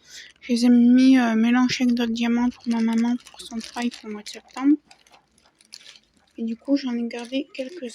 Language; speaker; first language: French; native; French